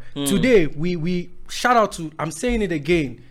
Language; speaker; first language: English; non-native, local second language; Yoruba